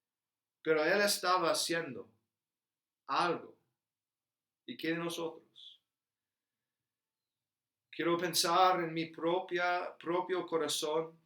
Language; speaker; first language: Spanish; non-native, fluent; English